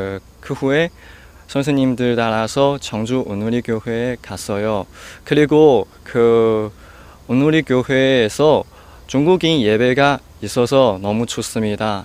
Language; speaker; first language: Korean; non-native, learner; Chinese